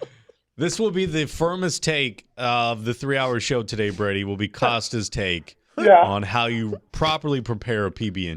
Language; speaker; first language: English; native; English